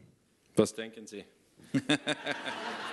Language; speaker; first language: German; non-native, learner; English